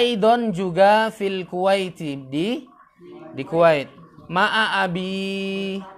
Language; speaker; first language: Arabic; non-native, fluent; Indonesian